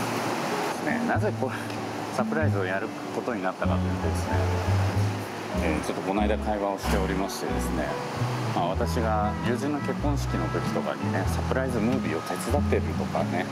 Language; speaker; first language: Japanese; native; Japanese